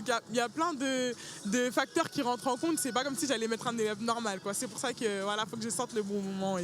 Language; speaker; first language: French; early bilingual, other home language; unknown